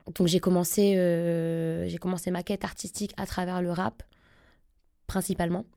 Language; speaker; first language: French; native; French